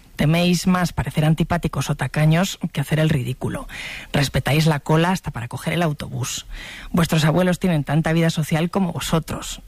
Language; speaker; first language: Spanish; native; Spanish